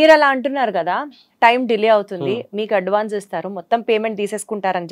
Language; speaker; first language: Telugu; native; Telugu